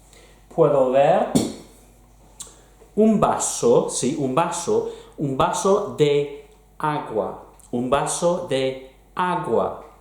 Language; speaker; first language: Spanish; non-native, fluent; English